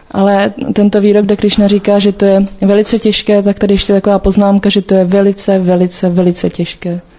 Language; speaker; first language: Czech; native; Czech